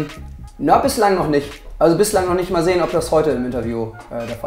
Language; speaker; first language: German; native; German